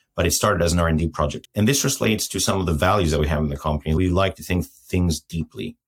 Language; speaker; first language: English; non-native, fluent; Greek